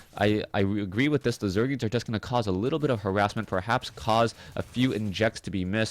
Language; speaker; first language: English; native; English